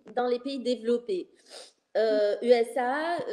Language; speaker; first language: French; non-native, local second language; Arabic